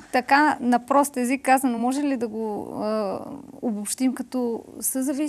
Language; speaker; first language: Bulgarian; native; Bulgarian